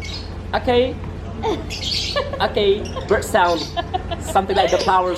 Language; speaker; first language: English; non-native, fluent; Indonesian